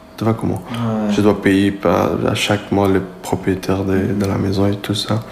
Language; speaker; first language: French; non-native, learner; Persian